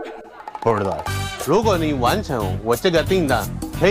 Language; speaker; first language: Chinese; non-native, learner; Urdu